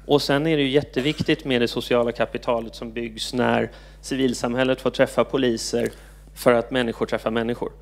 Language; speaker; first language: Swedish; native; Swedish